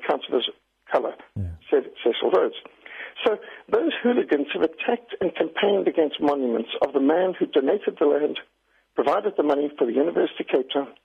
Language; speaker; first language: English; native; English